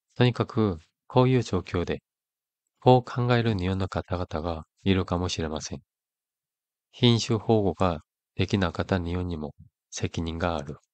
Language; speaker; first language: Japanese; non-native, fluent; Korean